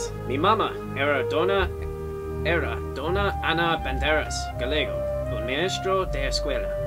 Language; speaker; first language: Spanish; non-native, learner; English